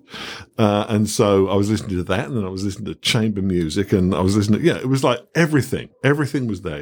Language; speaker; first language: English; native; English